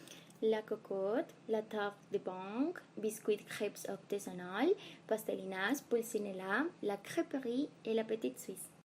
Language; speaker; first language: French; non-native, learner; Spanish